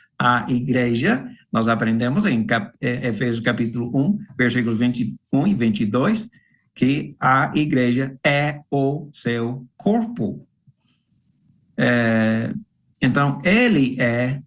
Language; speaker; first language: Portuguese; non-native, fluent; English